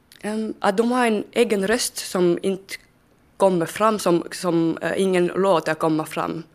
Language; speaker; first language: Swedish; non-native, fluent; French